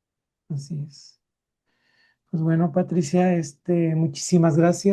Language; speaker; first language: Spanish; native; Spanish